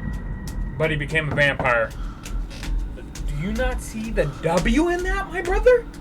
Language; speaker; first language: English; native; English